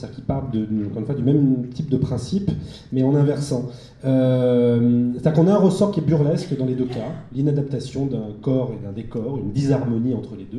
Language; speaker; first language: French; native; French